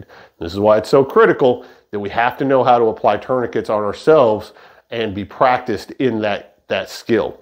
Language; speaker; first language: English; native; English